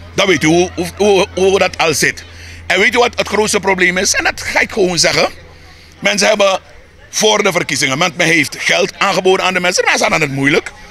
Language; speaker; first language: Dutch; native; Dutch